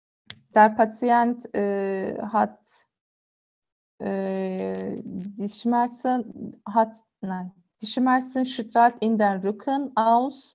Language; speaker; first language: German; non-native, learner; Turkish